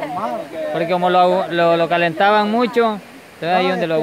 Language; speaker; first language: Spanish; native; Spanish